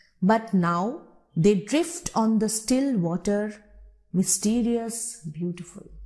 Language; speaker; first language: English; non-native, local second language; Bangla